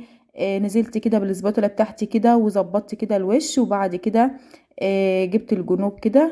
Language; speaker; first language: Arabic; native; Arabic